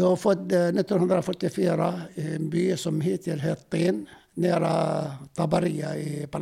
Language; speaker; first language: Swedish; non-native, fluent; Arabic